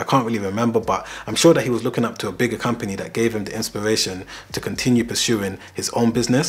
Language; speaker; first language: English; native; English